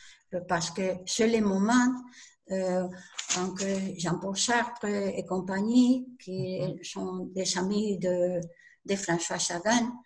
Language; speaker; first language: French; non-native, learner; Spanish